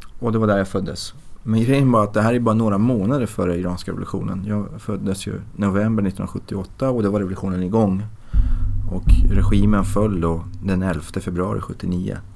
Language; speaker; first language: Swedish; early bilingual, other home language; Persian